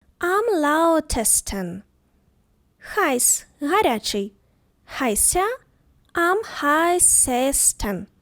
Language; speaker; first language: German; non-native, fluent; Ukrainian